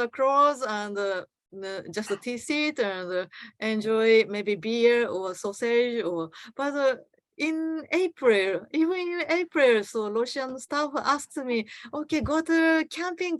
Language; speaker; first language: English; non-native, learner; Japanese